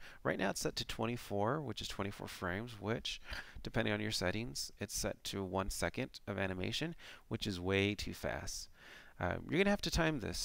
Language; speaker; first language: English; native; English